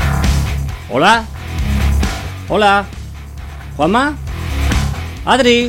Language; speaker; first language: Spanish; native; Spanish